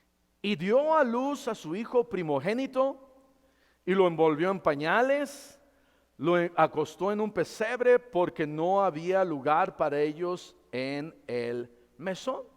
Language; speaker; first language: Spanish; native; Spanish